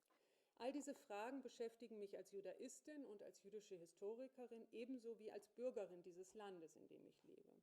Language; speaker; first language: German; native; German